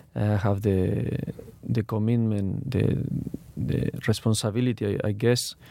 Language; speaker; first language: English; non-native, learner; Spanish